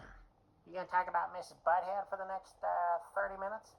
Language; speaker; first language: English; native; English